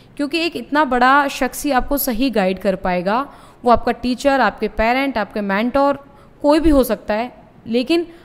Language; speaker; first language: Hindi; native; Hindi